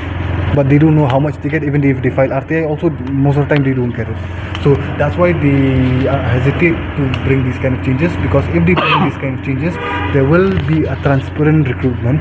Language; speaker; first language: English; non-native, local second language; Khasi